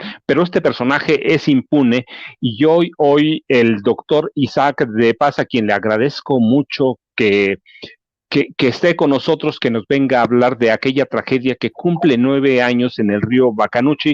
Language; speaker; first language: Spanish; native; Spanish